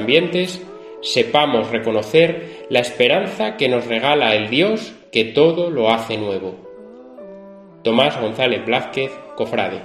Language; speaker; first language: Spanish; native; Spanish